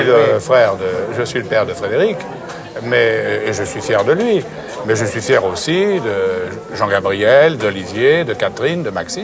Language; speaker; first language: French; native; French